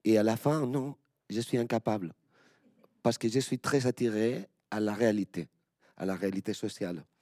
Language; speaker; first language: French; non-native, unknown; Spanish